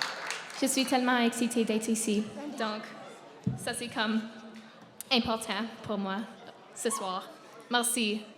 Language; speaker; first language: French; non-native, local second language; English